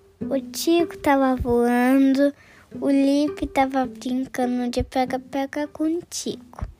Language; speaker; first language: Portuguese; early bilingual, heritage; Portuguese